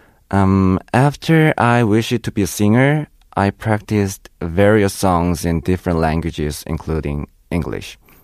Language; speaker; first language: English; non-native, fluent; Korean